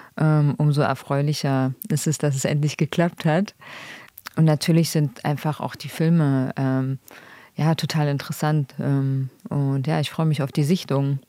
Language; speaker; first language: German; early bilingual, other home language; Kurdish